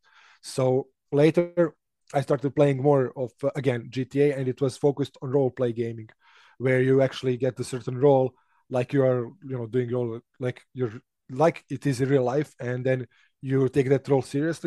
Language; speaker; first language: English; non-native, fluent; Serbian